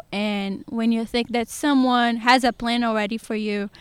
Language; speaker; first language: English; non-native, fluent; Portuguese